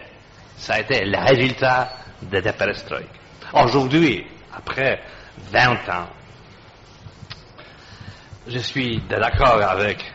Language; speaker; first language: French; non-native, fluent; Polish